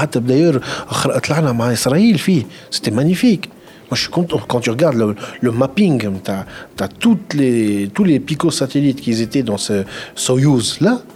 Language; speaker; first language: French; non-native, local second language; Arabic